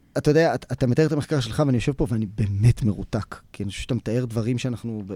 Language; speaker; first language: Hebrew; native; Hebrew